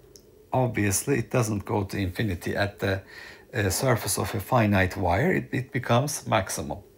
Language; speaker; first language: English; non-native, fluent; Turkish